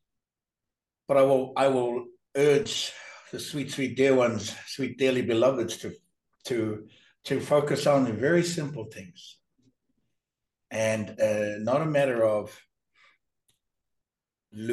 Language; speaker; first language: English; native; English